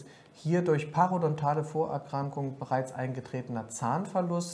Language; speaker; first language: German; native; German